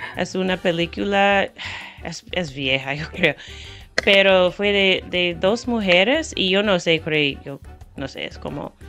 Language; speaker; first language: Spanish; non-native, fluent; English